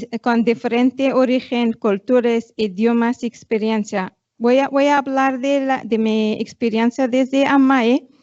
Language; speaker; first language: Spanish; non-native, fluent; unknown